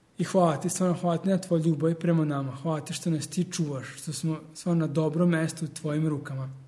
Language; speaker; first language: Serbian; early bilingual, heritage; Serbian